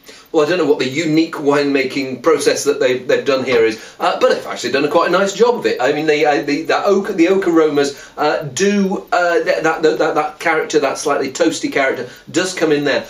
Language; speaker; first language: English; native; English